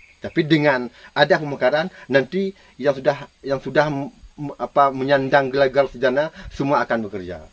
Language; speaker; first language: Malay; non-native, local second language; Minangkabau